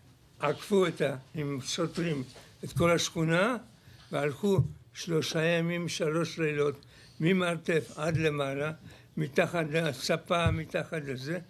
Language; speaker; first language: Hebrew; non-native, fluent; Polish